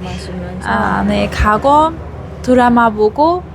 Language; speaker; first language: Korean; non-native, learner; Burmese